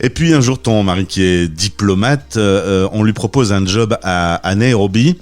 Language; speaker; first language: French; native; French